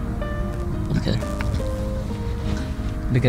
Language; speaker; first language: English; non-native, learner; Javanese